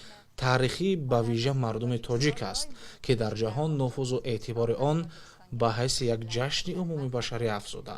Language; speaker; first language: Persian; non-native, fluent; Kara-Kalpak